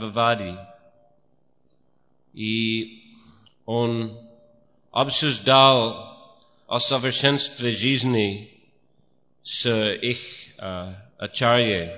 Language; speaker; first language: Russian; non-native, fluent; English